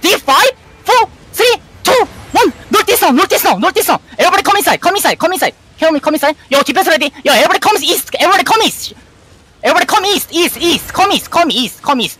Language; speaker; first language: English; non-native, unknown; Korean